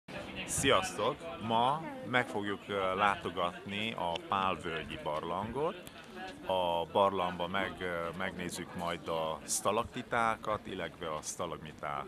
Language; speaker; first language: Hungarian; non-native, fluent; Chinese